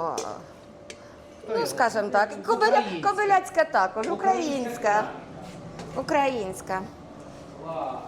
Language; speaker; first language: Ukrainian; native; Ukrainian